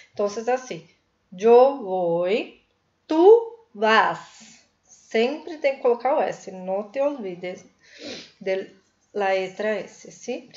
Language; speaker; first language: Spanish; non-native, fluent; Portuguese